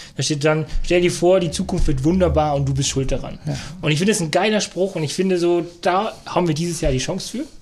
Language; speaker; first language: German; native; German